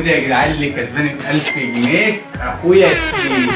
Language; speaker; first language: Arabic; native; Arabic